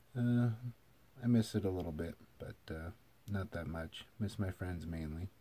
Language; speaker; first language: English; native; English